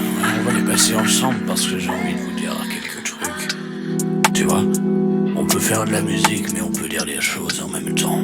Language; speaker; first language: French; native; French